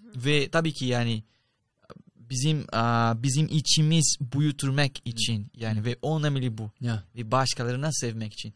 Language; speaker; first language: Turkish; non-native, fluent; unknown